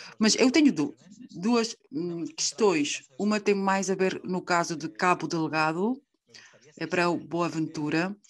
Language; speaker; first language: Portuguese; native; Portuguese